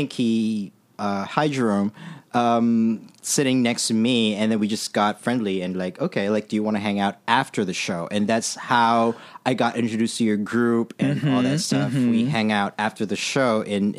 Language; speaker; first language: English; non-native, local second language; Filipino